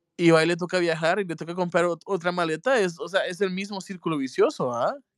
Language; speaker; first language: Spanish; native; Spanish